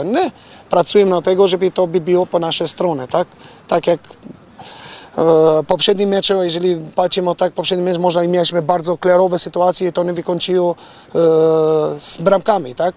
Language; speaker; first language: Polish; non-native, fluent; Albanian